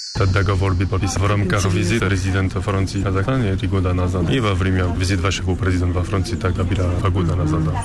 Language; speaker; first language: Russian; non-native, learner; French